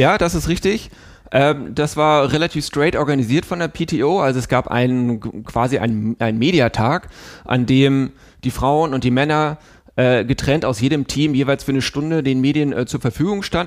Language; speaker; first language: German; native; German